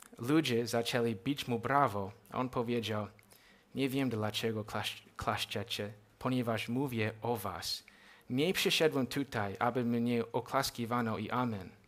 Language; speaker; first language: Polish; non-native, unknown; English